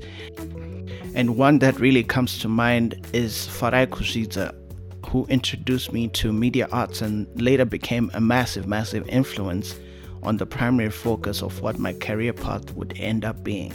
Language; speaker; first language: English; non-native, local second language; Shona